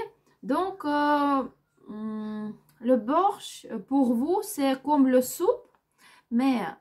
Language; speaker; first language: French; non-native, learner; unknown